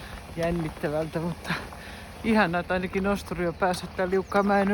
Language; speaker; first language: Finnish; native; Finnish